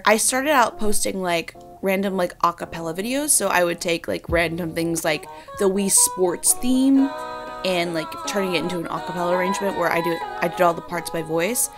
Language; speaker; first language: English; native; English